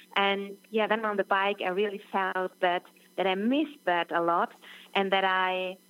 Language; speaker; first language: English; non-native, fluent; German